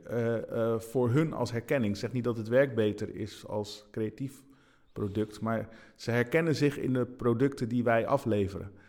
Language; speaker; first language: Dutch; early bilingual, other home language; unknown